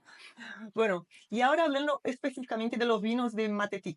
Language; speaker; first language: Spanish; non-native, fluent; Portuguese